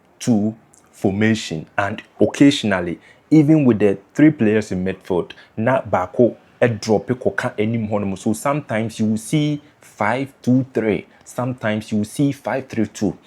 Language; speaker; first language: English; non-native, local second language; Akan